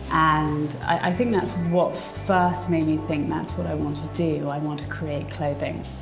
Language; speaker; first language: English; native; English